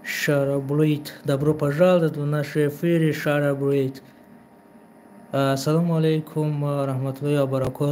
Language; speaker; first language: Russian; non-native, learner; Tajik